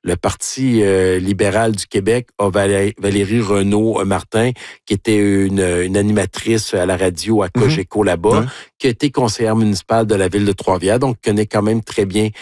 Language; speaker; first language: French; native; French